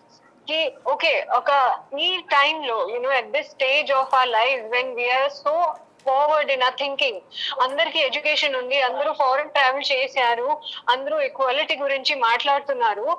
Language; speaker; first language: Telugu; non-native, learner; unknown